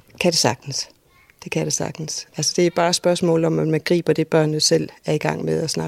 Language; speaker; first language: Danish; native; Danish